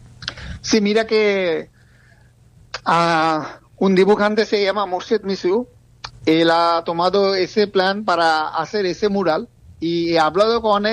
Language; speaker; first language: Spanish; non-native, learner; Bangla